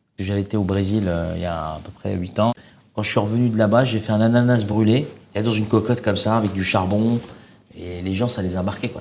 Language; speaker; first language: French; non-native, local second language; Arabic